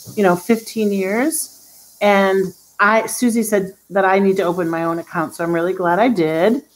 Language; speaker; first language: English; native; English